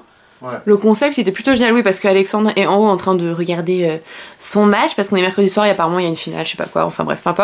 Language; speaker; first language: French; native; French